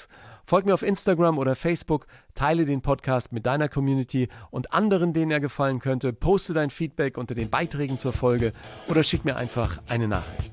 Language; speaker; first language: German; native; German